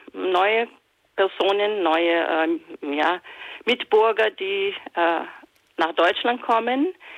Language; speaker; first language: German; non-native, fluent; Portuguese